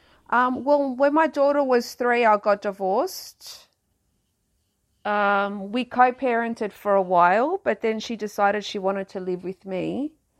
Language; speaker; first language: English; early bilingual, other home language; Greek